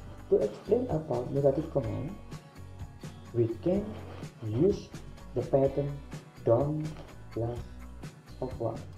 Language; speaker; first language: English; non-native, fluent; Indonesian